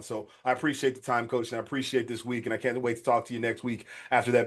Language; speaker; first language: English; native; English